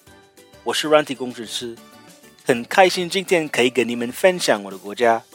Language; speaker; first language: Chinese; non-native, fluent; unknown